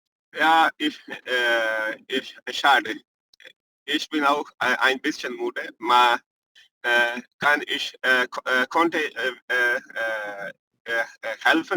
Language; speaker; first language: German; non-native, learner; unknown